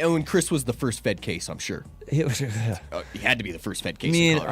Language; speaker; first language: English; native; English